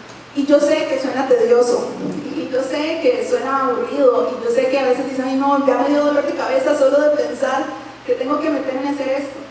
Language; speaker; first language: Spanish; native; Spanish